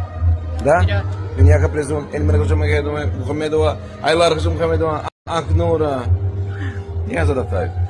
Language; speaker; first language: Russian; non-native, local second language; Turkmen